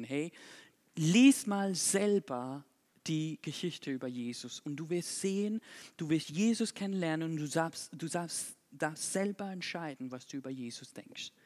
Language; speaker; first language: German; non-native, fluent; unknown